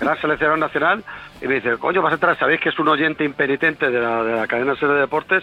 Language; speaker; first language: Spanish; native; Spanish